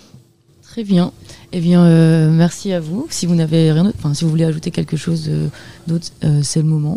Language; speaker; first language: French; native; French